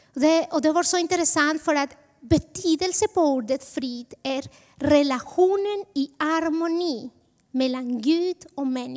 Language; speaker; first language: Swedish; non-native, fluent; Spanish